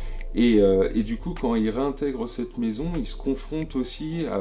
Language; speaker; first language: French; native; French